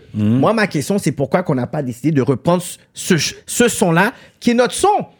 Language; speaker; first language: French; native; French